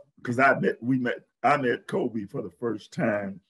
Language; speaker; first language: English; native; English